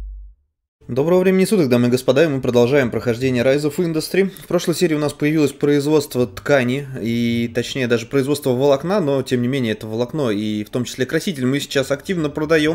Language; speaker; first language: Russian; native; Russian